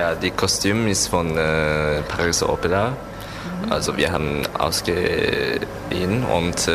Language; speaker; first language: German; non-native, learner; Japanese